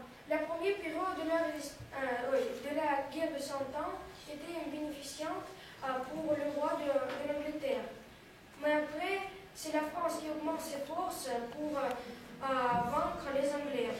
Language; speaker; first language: French; non-native, learner; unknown